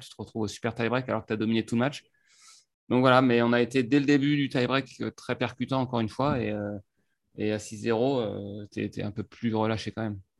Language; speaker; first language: French; native; French